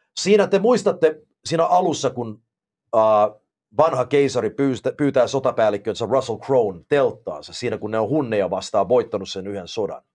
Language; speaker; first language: Finnish; early bilingual, heritage; Finnish